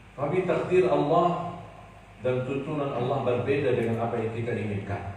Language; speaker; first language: Indonesian; non-native, fluent; Arabic